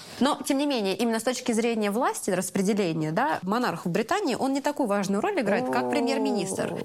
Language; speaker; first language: Russian; native; Russian